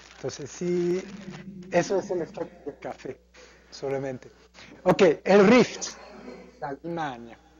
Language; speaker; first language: Spanish; non-native, fluent; English